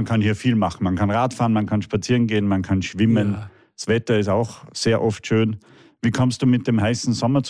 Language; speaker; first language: German; native; German